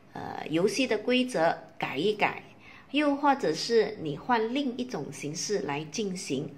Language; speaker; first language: Chinese; native; Chinese